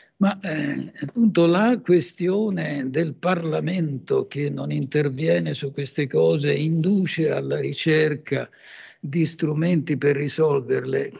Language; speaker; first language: Italian; native; Italian